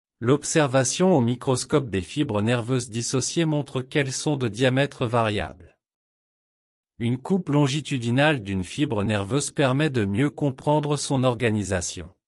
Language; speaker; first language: French; non-native, local second language; Wolof